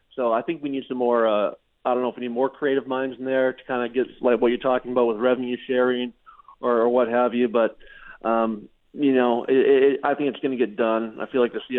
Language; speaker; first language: English; native; English